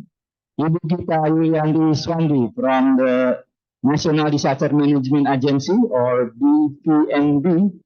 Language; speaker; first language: English; non-native, fluent; Indonesian